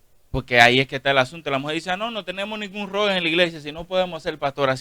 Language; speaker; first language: Spanish; native; Spanish